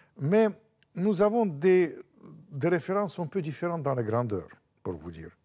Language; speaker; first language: French; non-native, fluent; Russian